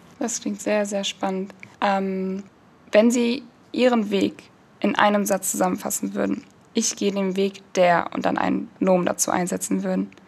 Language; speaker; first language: German; early bilingual, other home language; Turkish